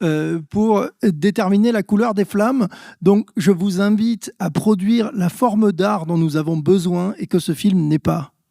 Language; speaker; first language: French; native; French